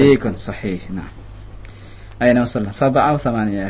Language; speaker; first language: Arabic; non-native, fluent; Indonesian